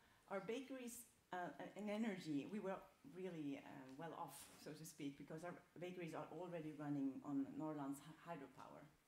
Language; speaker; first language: English; non-native, fluent; Swedish